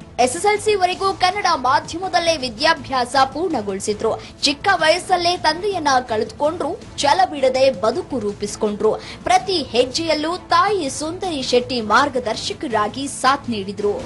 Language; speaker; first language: Kannada; native; Kannada